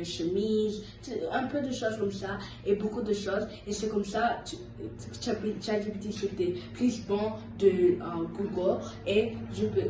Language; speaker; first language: French; early bilingual, heritage; French